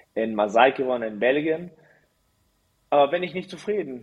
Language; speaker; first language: German; early bilingual, heritage; Spanish